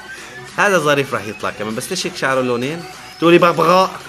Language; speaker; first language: Arabic; native; Arabic